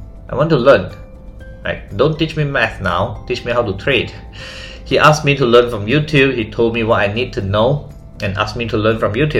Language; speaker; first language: English; non-native, local second language; Chinese